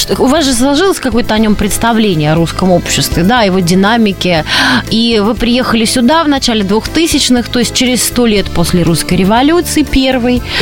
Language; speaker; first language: Russian; native; Russian